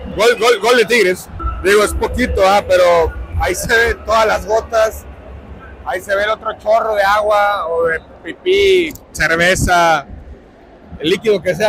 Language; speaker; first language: Spanish; native; Spanish